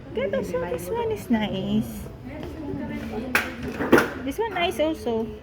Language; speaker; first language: English; non-native, learner; Filipino